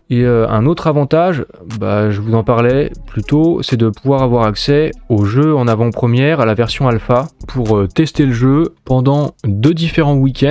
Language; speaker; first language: French; native; French